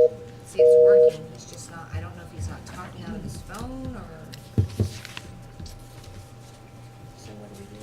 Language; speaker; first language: English; native; English